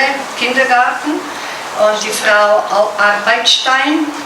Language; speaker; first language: German; non-native, fluent; Slovenian